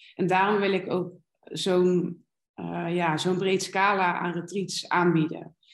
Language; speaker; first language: Dutch; native; Dutch